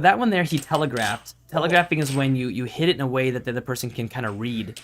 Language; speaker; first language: English; native; English